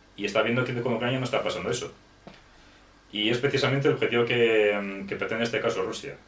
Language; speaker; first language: Spanish; non-native, fluent; Ukrainian